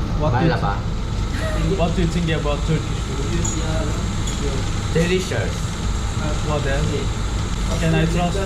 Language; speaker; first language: English; non-native, fluent; Turkish